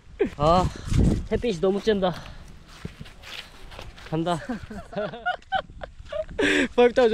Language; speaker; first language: Korean; native; Korean